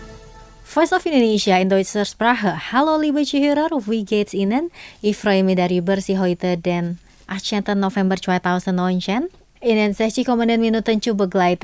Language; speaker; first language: German; non-native, fluent; Indonesian